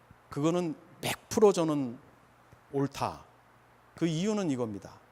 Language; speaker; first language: Korean; native; Korean